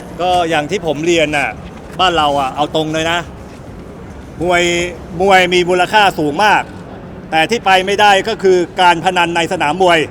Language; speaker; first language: Thai; native; Thai